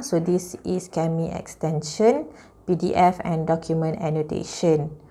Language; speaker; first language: English; non-native, local second language; Malay